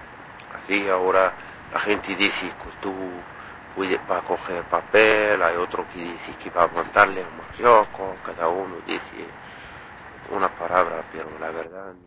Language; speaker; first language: Spanish; non-native, learner; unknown